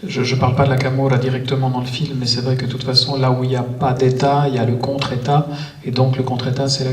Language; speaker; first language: French; native; French